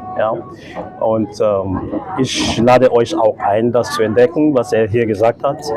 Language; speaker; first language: German; non-native, fluent; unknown